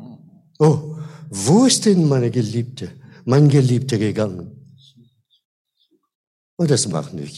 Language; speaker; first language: German; non-native, fluent; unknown